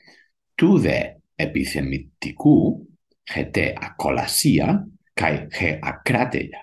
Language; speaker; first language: Greek; non-native, learner; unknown